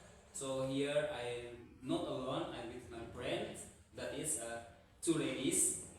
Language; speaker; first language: English; non-native, learner; Indonesian